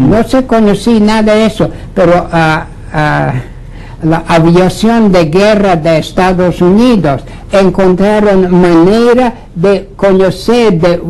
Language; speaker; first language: Portuguese; non-native, fluent; Latvian